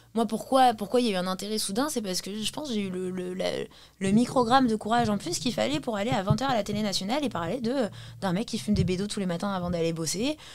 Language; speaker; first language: French; early bilingual, heritage; English